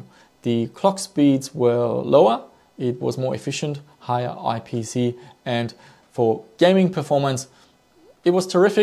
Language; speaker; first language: English; non-native, fluent; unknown